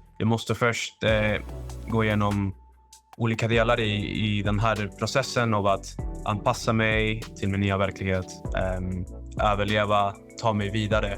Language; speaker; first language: Swedish; non-native, fluent; Spanish